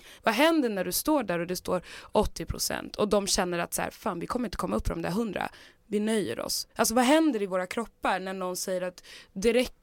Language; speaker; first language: Swedish; native; Swedish